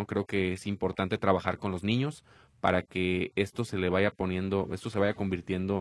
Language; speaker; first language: Spanish; native; Spanish